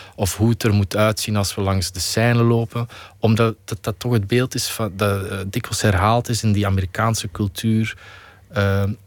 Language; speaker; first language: Dutch; native; Dutch